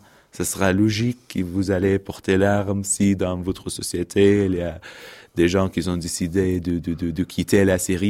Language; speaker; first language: French; non-native, fluent; Arabic